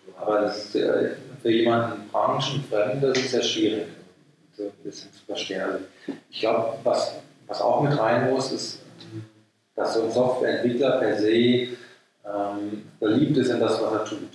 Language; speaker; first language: German; native; German